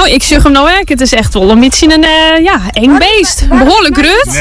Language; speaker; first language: Dutch; non-native, local second language; Western Frisian